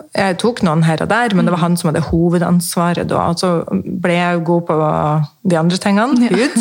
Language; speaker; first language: Norwegian; native; Norwegian